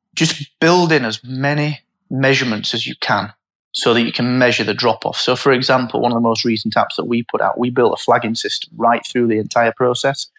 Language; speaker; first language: English; native; English